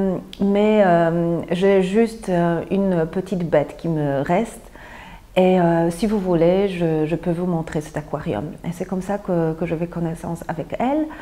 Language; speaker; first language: French; non-native, fluent; Polish